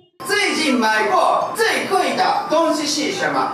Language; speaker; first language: Chinese; non-native, fluent; Japanese